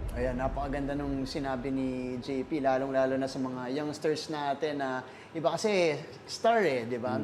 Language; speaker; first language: Filipino; native; Filipino